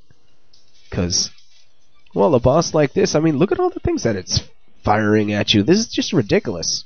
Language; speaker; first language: English; native; English